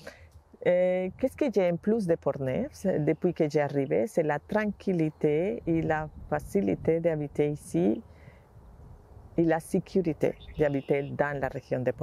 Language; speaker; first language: French; non-native, learner; Spanish